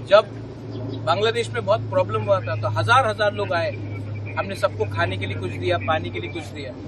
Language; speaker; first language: Hindi; non-native, local second language; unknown